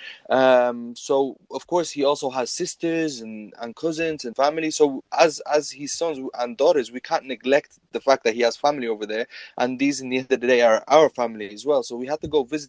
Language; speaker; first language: English; native; English